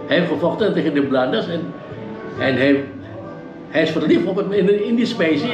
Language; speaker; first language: Dutch; early bilingual, heritage; Dutch